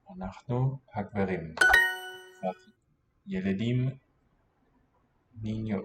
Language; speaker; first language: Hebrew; non-native, learner; English